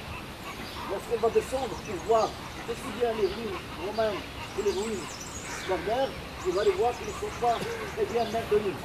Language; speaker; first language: French; non-native, local second language; Arabic